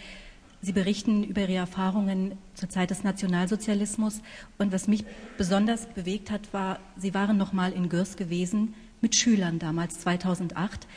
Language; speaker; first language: German; native; German